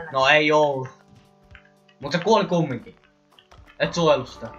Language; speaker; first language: Finnish; native; Finnish